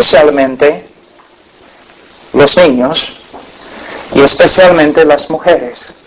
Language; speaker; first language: Spanish; non-native, fluent; English